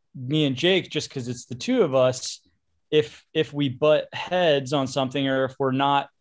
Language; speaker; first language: English; native; English